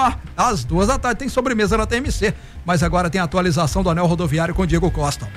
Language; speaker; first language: Portuguese; native; Portuguese